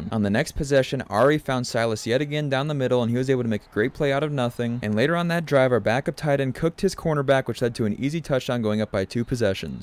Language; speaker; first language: English; native; English